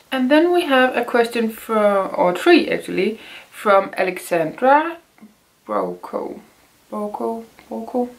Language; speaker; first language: English; non-native, fluent; Danish